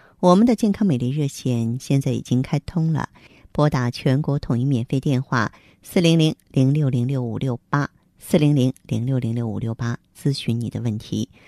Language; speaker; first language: Chinese; native; Chinese